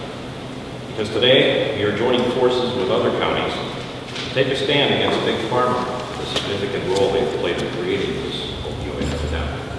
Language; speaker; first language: English; native; English